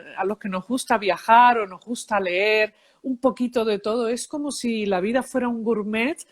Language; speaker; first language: Spanish; early bilingual, heritage; Spanish